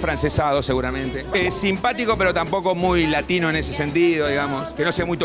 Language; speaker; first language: Spanish; native; Spanish